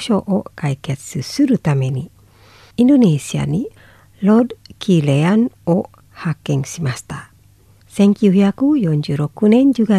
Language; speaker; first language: Japanese; non-native, fluent; Indonesian